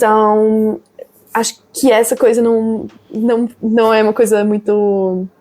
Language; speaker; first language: Portuguese; non-native, fluent; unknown